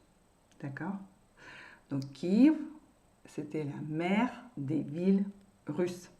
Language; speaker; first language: French; non-native, fluent; Russian